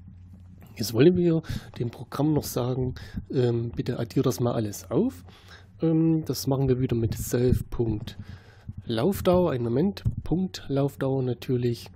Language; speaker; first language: German; native; German